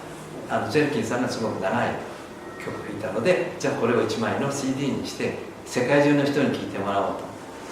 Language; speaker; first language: Japanese; native; Japanese